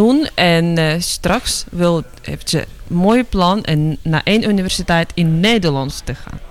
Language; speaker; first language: Dutch; non-native, learner; Ukrainian